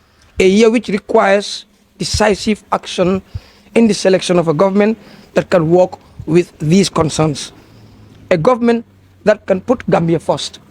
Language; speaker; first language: English; non-native, local second language; Fula